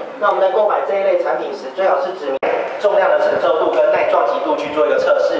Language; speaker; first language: Chinese; native; Chinese